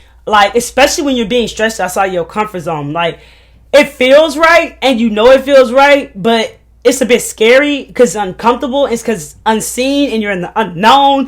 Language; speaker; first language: English; native; English